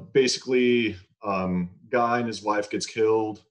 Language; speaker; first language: English; native; English